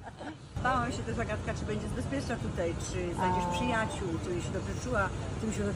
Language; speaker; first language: Polish; native; Polish